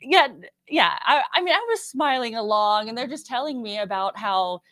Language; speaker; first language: English; native; English